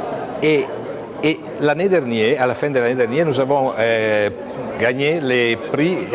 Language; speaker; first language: French; non-native, fluent; Italian